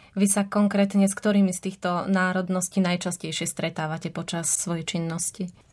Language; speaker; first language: Slovak; native; Slovak